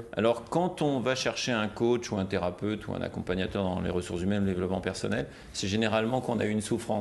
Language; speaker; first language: French; native; French